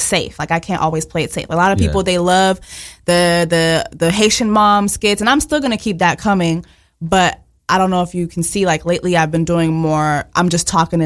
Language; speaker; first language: English; early bilingual, other home language; Haitian Creole